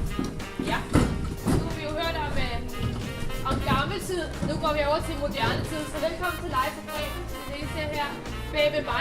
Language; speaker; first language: Danish; native; Danish